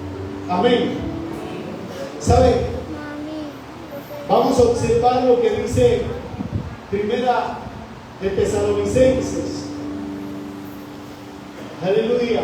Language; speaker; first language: Spanish; native; Spanish